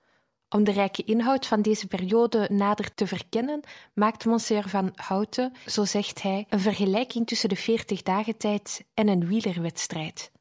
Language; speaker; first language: Dutch; native; Dutch